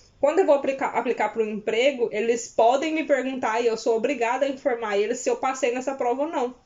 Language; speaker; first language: Portuguese; native; Portuguese